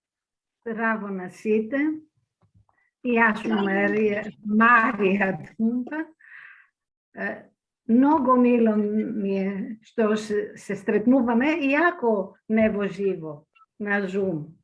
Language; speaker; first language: Macedonian; early bilingual, heritage; Greek